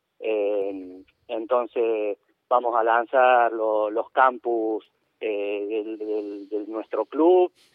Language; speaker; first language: Spanish; native; Spanish